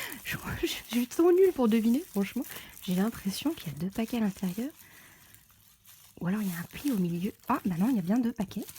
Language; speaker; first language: French; native; French